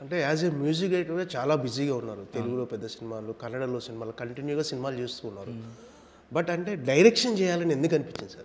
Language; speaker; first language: Telugu; native; Telugu